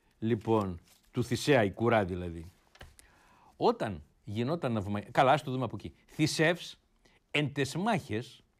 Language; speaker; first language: Greek; native; Greek